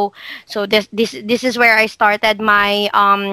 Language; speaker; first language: English; non-native, local second language; Hiligaynon